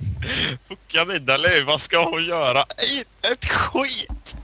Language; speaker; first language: Swedish; native; Swedish